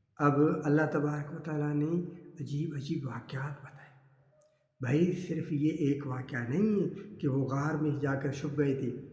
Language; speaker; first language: Urdu; non-native, local second language; Sindhi